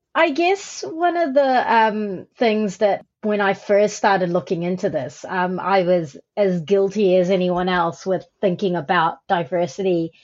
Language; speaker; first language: English; native; English